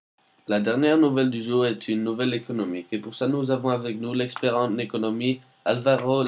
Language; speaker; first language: French; non-native, learner; Spanish